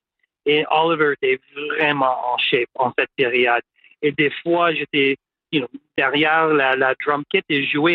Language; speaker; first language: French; non-native, local second language; English